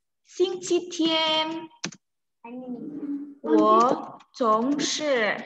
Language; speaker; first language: Chinese; non-native, fluent; Indonesian